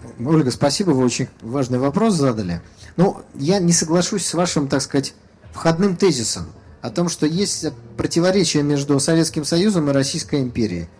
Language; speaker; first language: Russian; native; Russian